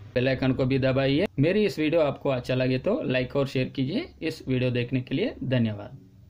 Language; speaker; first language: Hindi; non-native, local second language; Telugu